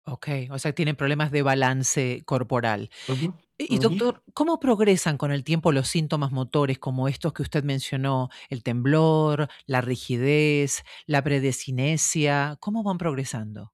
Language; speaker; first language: Spanish; native; Spanish